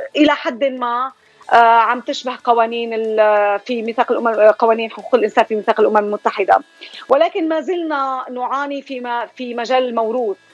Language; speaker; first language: Arabic; native; Arabic